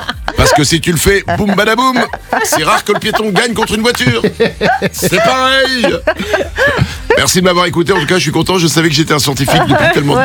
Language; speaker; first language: French; native; French